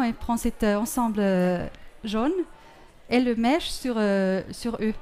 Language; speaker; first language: French; non-native, fluent; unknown